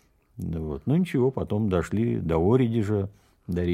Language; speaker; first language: Russian; native; Russian